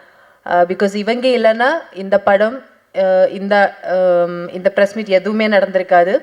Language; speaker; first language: Tamil; non-native, fluent; Malayalam